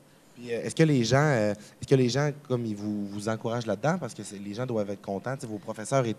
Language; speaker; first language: French; native; French